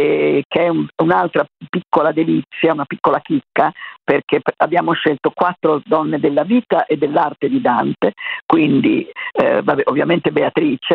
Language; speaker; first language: Italian; native; Italian